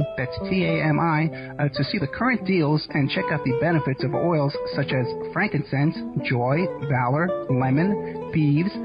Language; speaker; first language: English; native; English